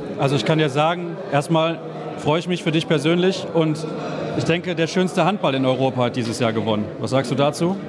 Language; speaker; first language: German; native; German